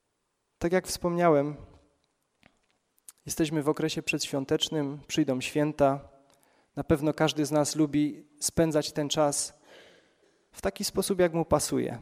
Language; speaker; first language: Polish; native; Polish